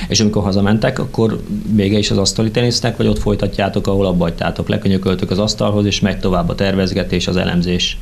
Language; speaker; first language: Hungarian; native; Hungarian